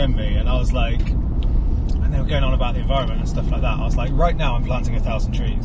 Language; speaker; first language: English; native; English